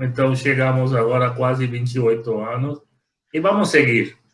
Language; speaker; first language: Portuguese; non-native, fluent; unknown